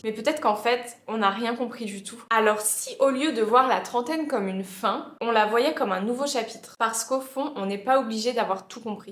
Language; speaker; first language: French; native; French